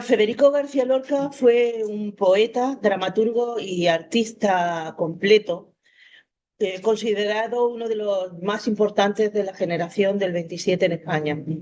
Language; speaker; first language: Spanish; native; Spanish